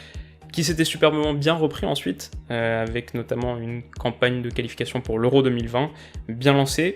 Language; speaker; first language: French; native; French